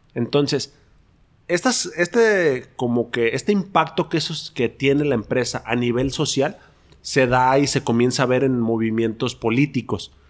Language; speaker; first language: Spanish; native; Spanish